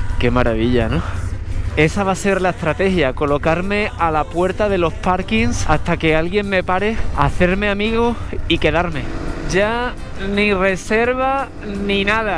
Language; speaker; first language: Spanish; native; Spanish